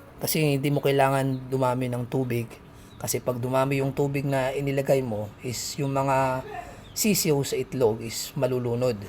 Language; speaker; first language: Filipino; non-native, local second language; Aklanon